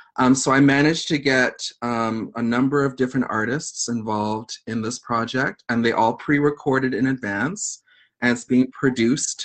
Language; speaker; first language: English; native; English